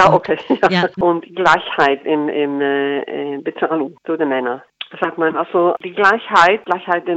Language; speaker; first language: German; non-native, fluent; Icelandic